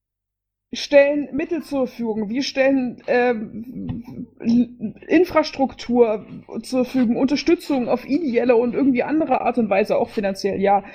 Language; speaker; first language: German; native; German